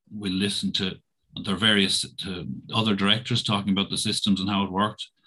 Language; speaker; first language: English; native; English